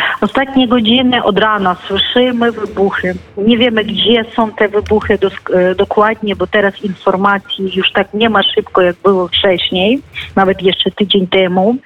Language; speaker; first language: Polish; non-native, fluent; Ukrainian